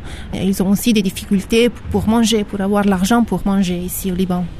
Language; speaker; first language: French; non-native, local second language; Arabic